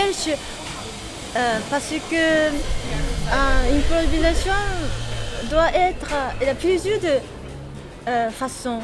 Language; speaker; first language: French; non-native, learner; Japanese